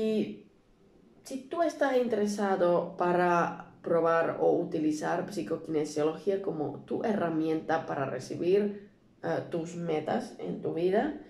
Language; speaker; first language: Spanish; non-native, learner; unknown